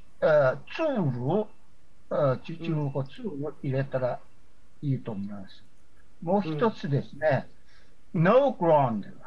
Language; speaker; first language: Japanese; non-native, fluent; Chinese